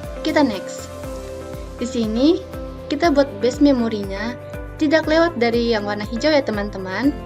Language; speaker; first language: Indonesian; native; Indonesian